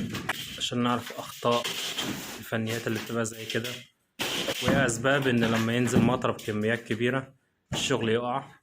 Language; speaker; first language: Arabic; native; Arabic